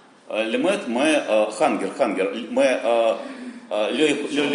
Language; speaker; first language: Hebrew; non-native, learner; Russian